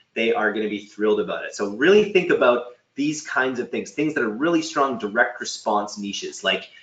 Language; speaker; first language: English; native; English